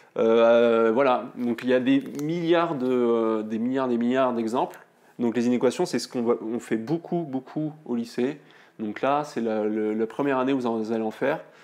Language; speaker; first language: French; native; French